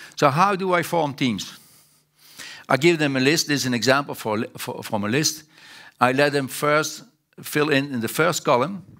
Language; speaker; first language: English; non-native, fluent; Dutch